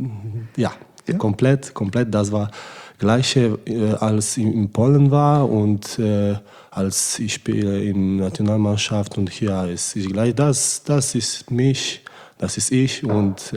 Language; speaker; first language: German; non-native, learner; Polish